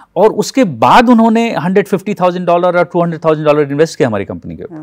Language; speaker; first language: Hindi; native; Hindi